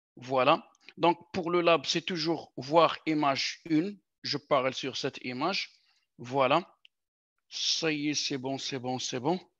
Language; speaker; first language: French; non-native, local second language; Arabic